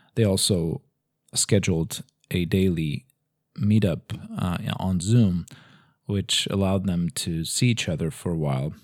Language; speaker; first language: English; non-native, fluent; Portuguese